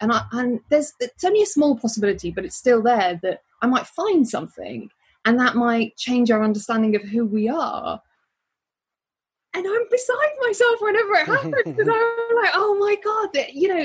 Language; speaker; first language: English; native; English